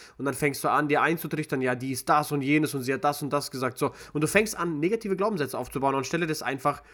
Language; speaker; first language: German; early bilingual, other home language; Russian